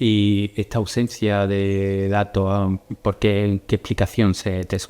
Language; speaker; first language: Spanish; native; Spanish